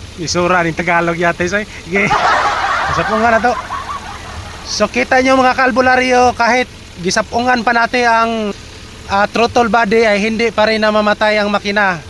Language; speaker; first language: Filipino; non-native, local second language; Cebuano